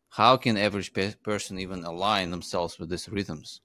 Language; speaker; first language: English; non-native, fluent; Uzbek